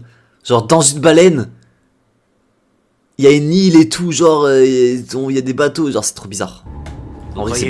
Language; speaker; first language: French; native; French